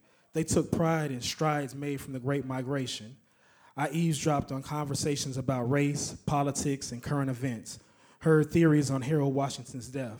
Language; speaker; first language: English; native; English